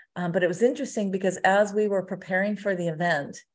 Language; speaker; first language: English; native; English